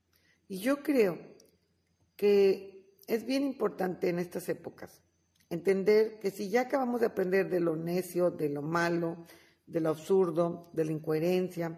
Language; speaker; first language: Spanish; native; Spanish